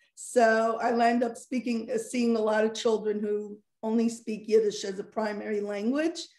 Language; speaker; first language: English; native; English